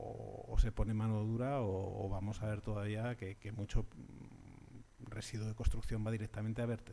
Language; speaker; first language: Spanish; native; Spanish